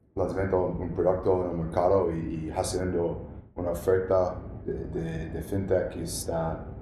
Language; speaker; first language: Spanish; non-native, learner; English